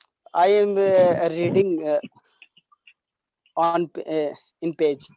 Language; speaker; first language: English; non-native, learner; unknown